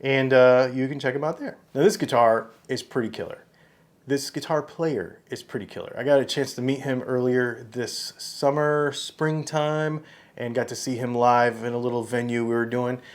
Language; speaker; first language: English; native; English